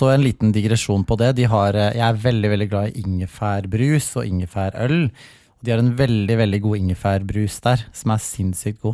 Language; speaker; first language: Norwegian; native; Norwegian